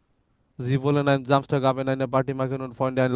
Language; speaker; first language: German; non-native, learner; Bangla